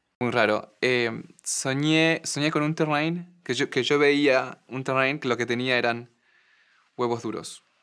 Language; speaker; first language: Spanish; native; Spanish